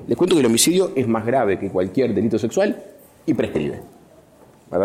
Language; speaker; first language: Spanish; native; Spanish